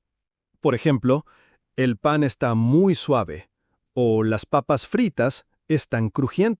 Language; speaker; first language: Spanish; non-native, fluent; English